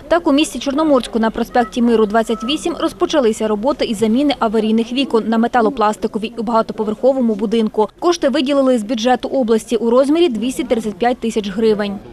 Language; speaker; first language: Ukrainian; native; Ukrainian